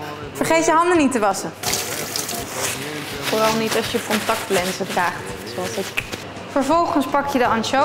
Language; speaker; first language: Dutch; non-native, fluent; Italian